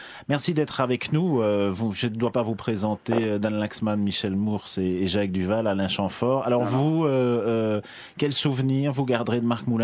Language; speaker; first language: French; native; French